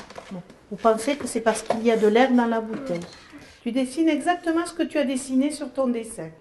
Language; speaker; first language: French; native; French